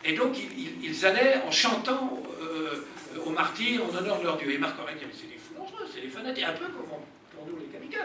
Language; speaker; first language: French; native; French